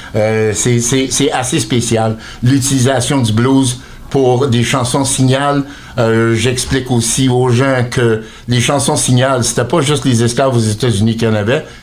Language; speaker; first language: French; native; French